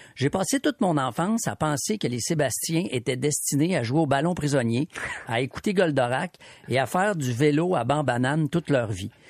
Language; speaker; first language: French; native; French